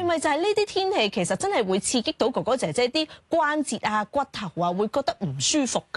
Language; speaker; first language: Cantonese; native; Cantonese